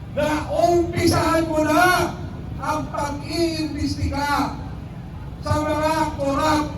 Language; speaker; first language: Filipino; native; Filipino